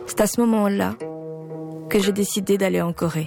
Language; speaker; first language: French; native; French